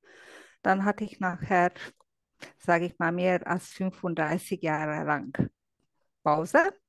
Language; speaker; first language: German; non-native, fluent; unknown